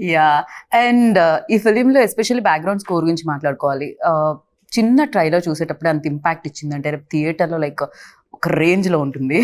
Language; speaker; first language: Telugu; native; Telugu